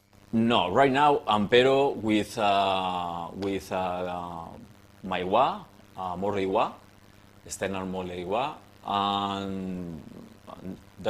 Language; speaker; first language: English; non-native, fluent; Spanish